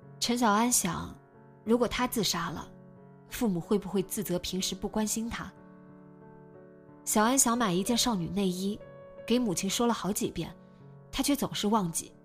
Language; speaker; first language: Chinese; native; Chinese